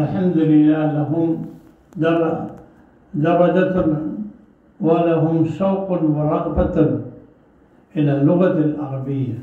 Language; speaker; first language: Arabic; non-native, fluent; Urdu